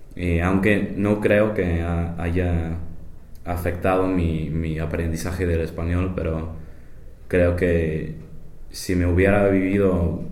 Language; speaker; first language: Spanish; non-native, fluent; English